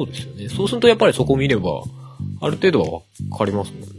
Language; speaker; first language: Japanese; native; Japanese